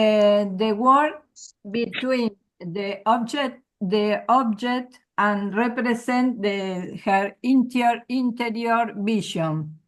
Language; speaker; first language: English; non-native, learner; Spanish